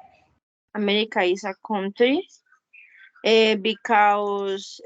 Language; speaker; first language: English; non-native, learner; Spanish